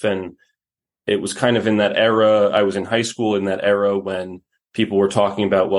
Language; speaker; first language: English; native; English